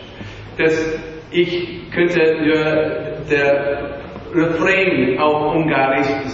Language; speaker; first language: German; non-native, learner; English